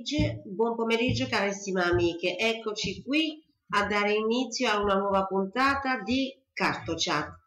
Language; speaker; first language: Italian; native; Italian